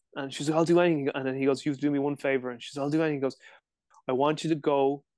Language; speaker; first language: English; native; English